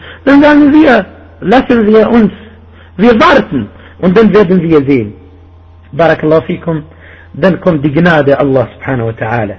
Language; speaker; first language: German; non-native, fluent; Arabic